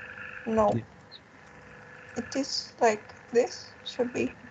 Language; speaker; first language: English; non-native, fluent; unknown